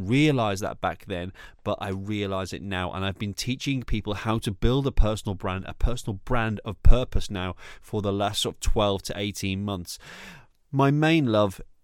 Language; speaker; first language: English; native; English